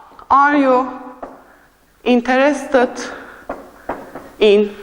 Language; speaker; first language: English; non-native, fluent; Turkish